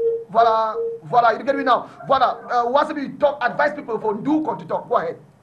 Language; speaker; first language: English; native; English